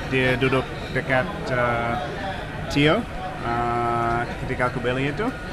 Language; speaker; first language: Indonesian; non-native, learner; English